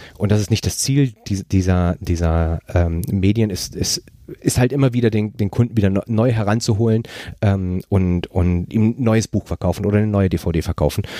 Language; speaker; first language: German; non-native, fluent; Spanish